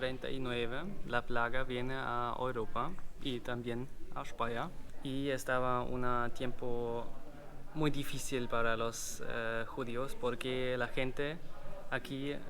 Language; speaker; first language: Spanish; non-native, learner; German